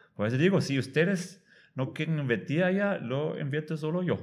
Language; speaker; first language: Spanish; non-native, fluent; German